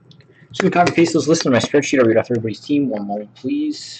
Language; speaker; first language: English; native; English